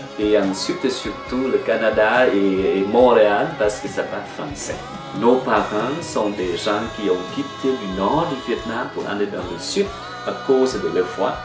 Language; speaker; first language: French; non-native, fluent; Vietnamese